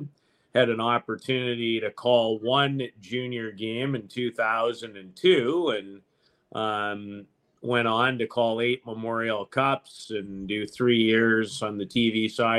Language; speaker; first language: English; native; English